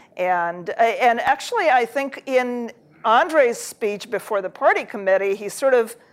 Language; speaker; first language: English; early bilingual, other home language; Russian